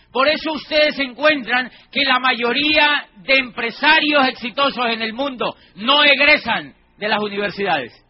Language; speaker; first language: Spanish; native; Spanish